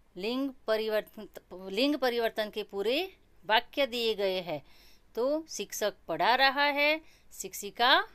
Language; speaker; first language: Hindi; non-native, local second language; Gujarati